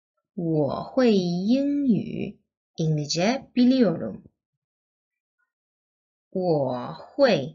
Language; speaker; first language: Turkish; non-native, learner; Chinese